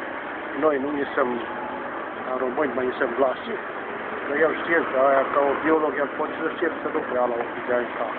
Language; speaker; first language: Romanian; early bilingual, heritage; Romanian